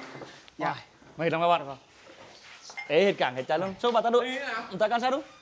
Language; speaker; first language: Vietnamese; native; Vietnamese